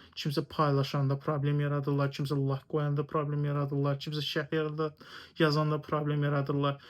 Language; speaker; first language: Azerbaijani; non-native, local second language; Talysh